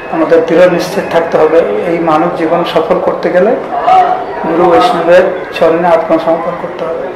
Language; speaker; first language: Bangla; native; Bangla